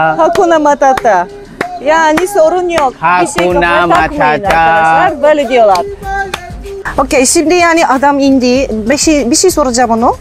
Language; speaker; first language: Turkish; non-native, fluent; Bulgarian